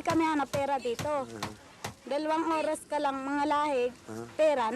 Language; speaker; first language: Filipino; non-native, local second language; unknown